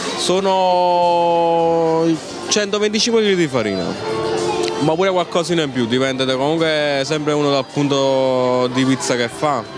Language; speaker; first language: Italian; native; Italian